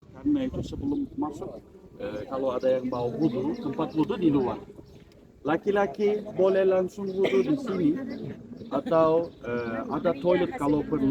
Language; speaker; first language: Indonesian; non-native, fluent; Turkish